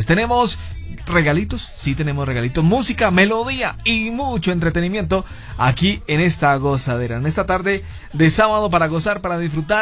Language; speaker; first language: Spanish; native; Spanish